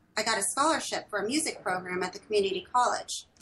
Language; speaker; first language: English; native; English